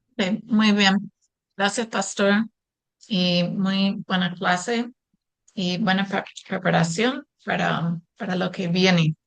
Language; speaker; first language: Spanish; non-native, fluent; English